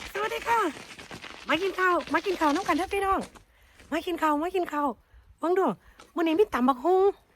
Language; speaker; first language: Thai; native; Thai